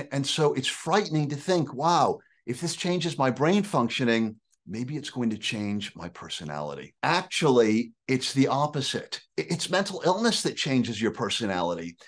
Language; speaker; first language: English; native; English